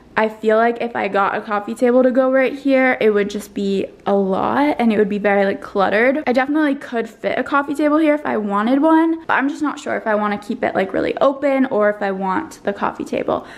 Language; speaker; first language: English; native; English